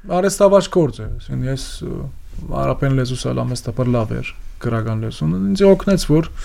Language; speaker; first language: Armenian; early bilingual, heritage; Armenian